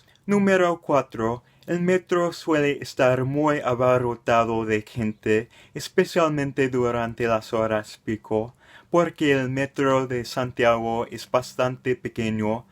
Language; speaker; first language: Spanish; non-native, fluent; English